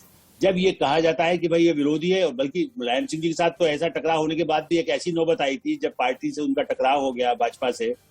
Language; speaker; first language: Hindi; native; Hindi